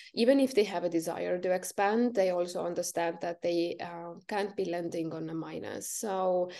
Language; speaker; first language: English; non-native, fluent; Estonian